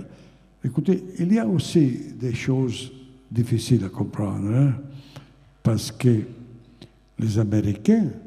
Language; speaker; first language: French; non-native, fluent; Italian